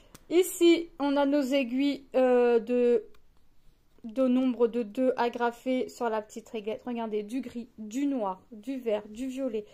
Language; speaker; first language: French; native; French